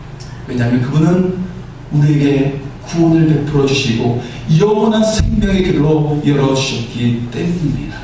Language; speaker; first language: Korean; native; Korean